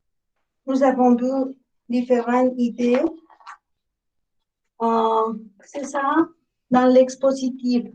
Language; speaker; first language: French; non-native, learner; Spanish